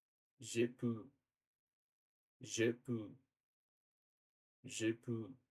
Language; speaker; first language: French; non-native, learner; Portuguese